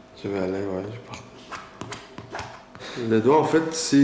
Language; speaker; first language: French; non-native, learner; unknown